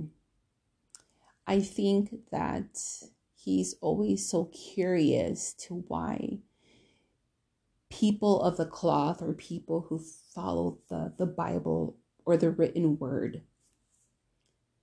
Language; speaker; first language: English; native; English